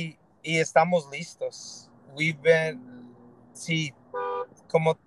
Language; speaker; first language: Spanish; early bilingual, heritage; Spanish